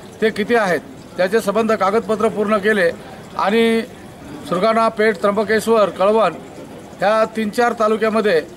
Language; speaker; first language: Marathi; non-native, local second language; Kukna